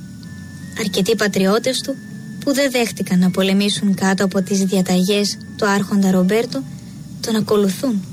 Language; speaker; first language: Greek; native; Greek